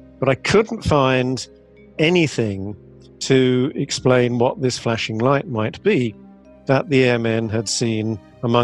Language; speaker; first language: English; native; English